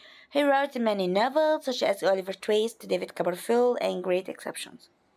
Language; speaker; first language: English; non-native, fluent; Arabic